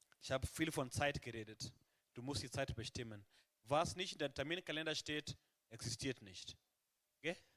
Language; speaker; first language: German; non-native, fluent; Swahili